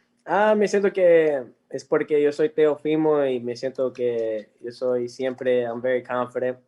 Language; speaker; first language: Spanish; early bilingual, heritage; English